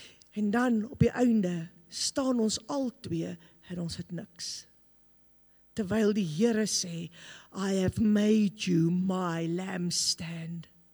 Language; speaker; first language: English; non-native, local second language; Afrikaans